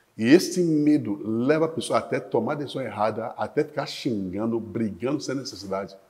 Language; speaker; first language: Portuguese; non-native, fluent; Yoruba